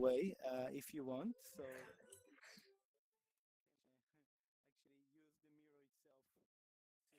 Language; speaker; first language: English; non-native, fluent; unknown